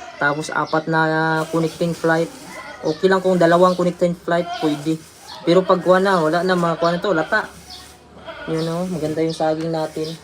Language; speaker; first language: Filipino; non-native, local second language; Cebuano